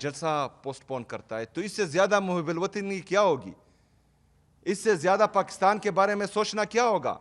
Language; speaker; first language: Urdu; non-native, local second language; Pashto